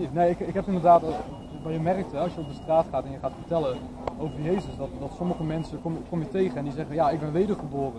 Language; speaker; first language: Dutch; native; Dutch